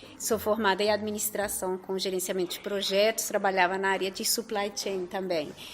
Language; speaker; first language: Portuguese; non-native, fluent; Spanish